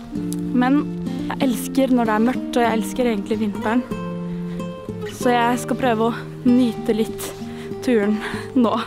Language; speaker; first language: Norwegian; non-native, fluent; French